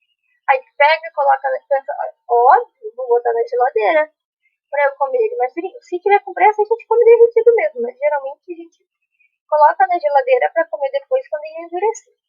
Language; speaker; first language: Portuguese; native; Portuguese